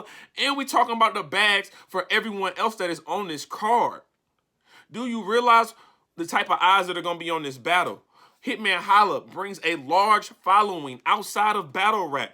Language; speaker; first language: English; native; English